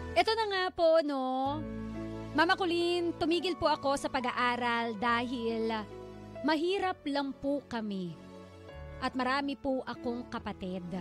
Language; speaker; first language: Filipino; native; Filipino